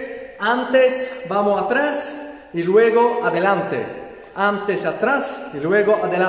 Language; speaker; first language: Spanish; non-native, fluent; Italian